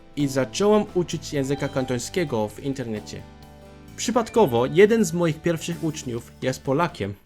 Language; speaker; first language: Polish; non-native, fluent; Cantonese